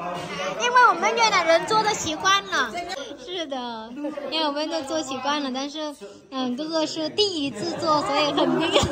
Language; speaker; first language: Chinese; non-native, fluent; Vietnamese